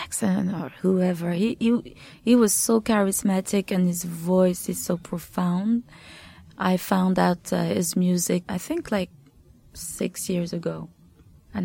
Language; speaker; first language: English; non-native, fluent; French